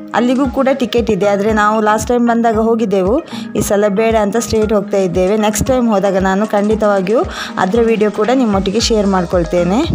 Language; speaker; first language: Kannada; non-native, local second language; Tulu